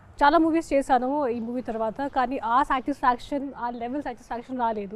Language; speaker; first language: Telugu; non-native, local second language; Hindi